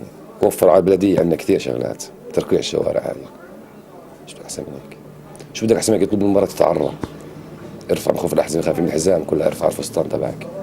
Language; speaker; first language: Arabic; native; Arabic